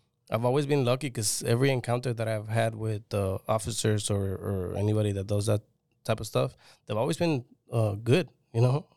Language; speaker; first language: English; early bilingual, other home language; Spanish